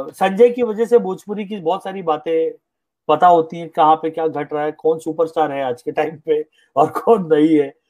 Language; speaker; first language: Hindi; native; Hindi